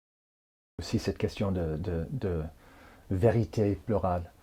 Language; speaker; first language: French; non-native, fluent; English